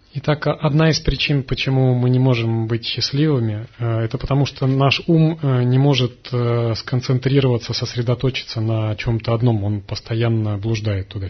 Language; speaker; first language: Russian; native; Russian